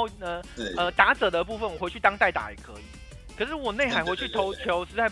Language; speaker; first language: Chinese; native; Chinese